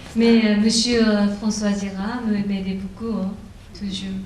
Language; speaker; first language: French; non-native, learner; Japanese